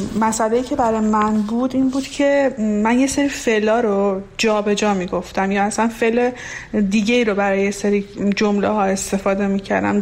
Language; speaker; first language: Persian; non-native, local second language; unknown